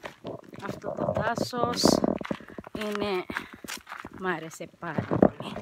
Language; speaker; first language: Greek; non-native, learner; Filipino